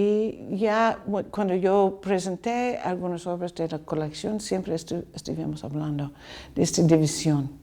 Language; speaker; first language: Spanish; non-native, learner; English